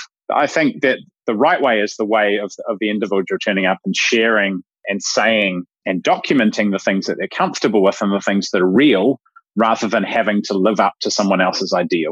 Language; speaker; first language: English; native; English